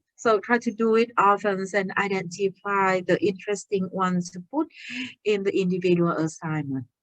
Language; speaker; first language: English; non-native, fluent; Vietnamese